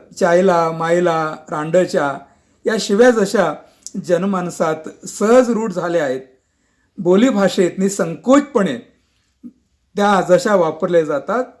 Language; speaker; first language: Marathi; non-native, local second language; Kannada